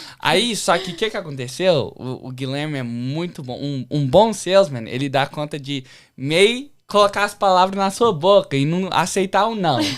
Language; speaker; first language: Portuguese; early bilingual, heritage; Portuguese